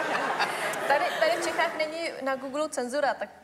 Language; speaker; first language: Czech; early bilingual, other home language; Vietnamese